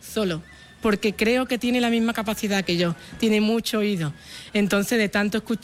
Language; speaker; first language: Spanish; native; Spanish